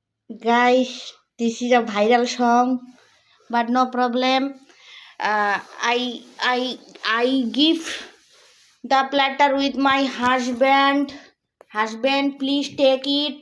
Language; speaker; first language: English; non-native, learner; Bangla